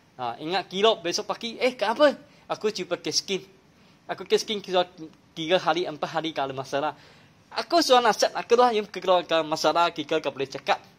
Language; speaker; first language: Malay; non-native, local second language; Chinese